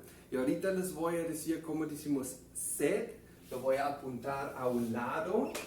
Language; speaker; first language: Spanish; non-native, fluent; German